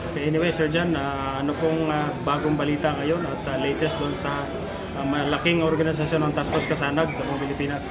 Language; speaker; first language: Filipino; native; Filipino